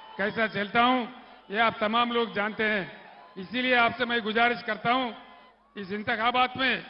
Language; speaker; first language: Hindi; non-native, local second language; Telugu